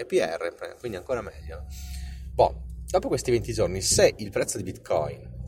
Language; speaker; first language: Italian; native; Italian